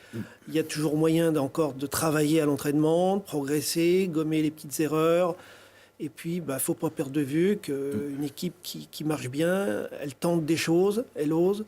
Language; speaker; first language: French; native; French